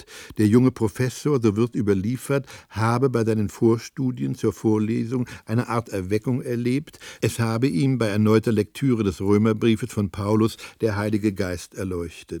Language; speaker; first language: German; native; German